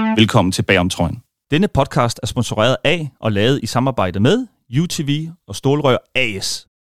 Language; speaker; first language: Danish; native; Danish